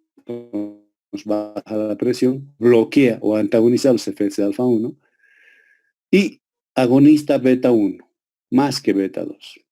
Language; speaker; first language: Spanish; native; Spanish